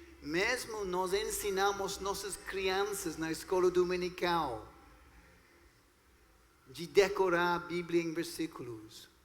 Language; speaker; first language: Portuguese; non-native, fluent; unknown